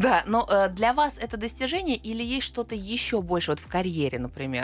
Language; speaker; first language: Russian; native; Russian